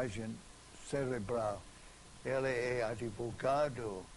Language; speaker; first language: Portuguese; non-native, fluent; English